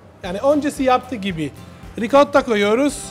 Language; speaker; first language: Turkish; non-native, learner; Italian